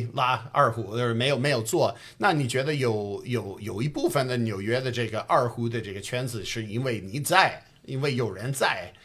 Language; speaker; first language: Chinese; non-native, fluent; English